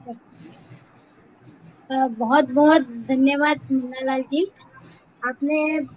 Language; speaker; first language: Hindi; non-native, local second language; Marathi